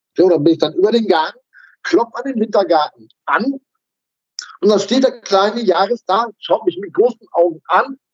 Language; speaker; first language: German; native; German